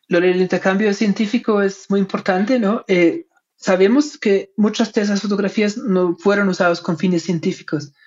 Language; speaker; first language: Spanish; non-native, fluent; German